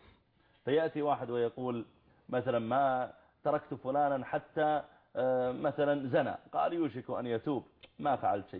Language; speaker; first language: Arabic; native; Arabic